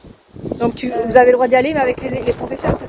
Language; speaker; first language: French; native; French